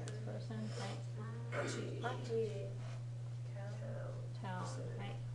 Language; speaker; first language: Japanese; non-native, fluent; English